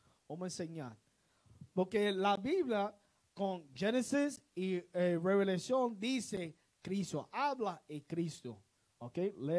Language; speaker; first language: Spanish; non-native, learner; English